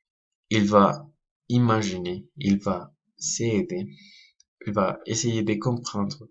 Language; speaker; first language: French; non-native, learner; Spanish